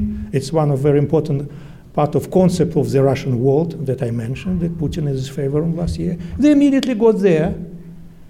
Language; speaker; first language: English; early bilingual, other home language; Russian